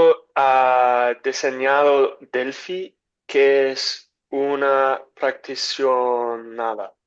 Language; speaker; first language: Spanish; non-native, learner; English